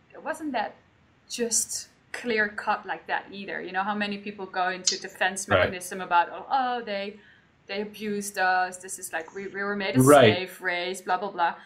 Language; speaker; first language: English; non-native, fluent; Dutch